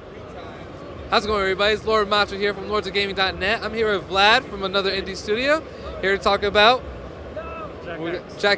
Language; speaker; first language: English; native; English